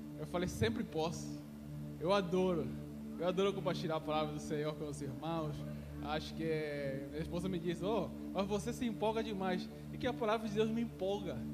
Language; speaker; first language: Portuguese; non-native, fluent; Spanish